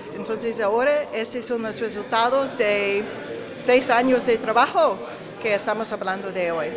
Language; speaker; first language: Spanish; non-native, learner; English